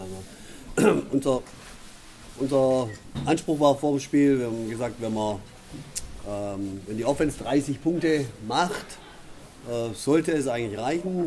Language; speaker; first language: German; native; German